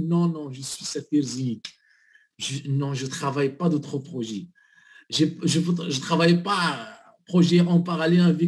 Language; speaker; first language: French; non-native, learner; Arabic